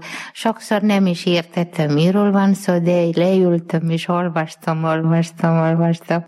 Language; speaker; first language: Hungarian; non-native, fluent; Malayalam